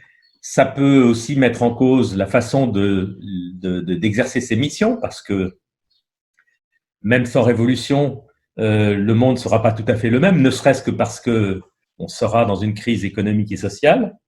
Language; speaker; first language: French; native; French